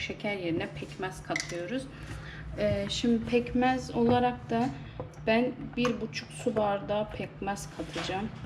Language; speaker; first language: Turkish; native; Turkish